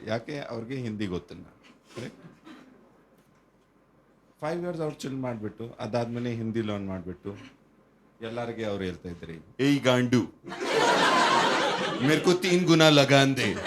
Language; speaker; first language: Kannada; non-native, learner; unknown